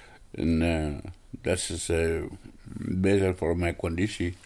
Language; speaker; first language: Dutch; non-native, learner; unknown